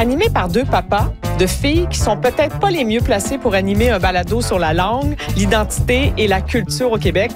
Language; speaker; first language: French; native; French